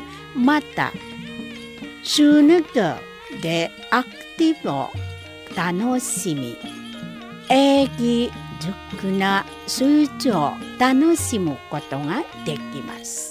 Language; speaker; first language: Japanese; non-native, fluent; Indonesian